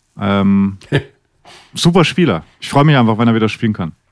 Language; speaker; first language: German; native; German